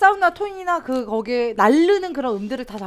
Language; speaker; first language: Korean; native; Korean